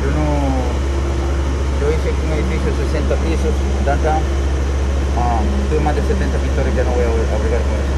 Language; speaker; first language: Spanish; native; Spanish